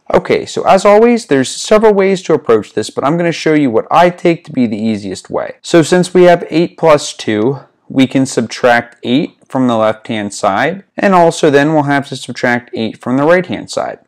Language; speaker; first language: English; native; English